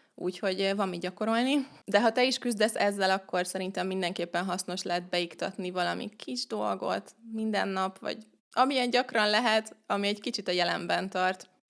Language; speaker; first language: Hungarian; native; Hungarian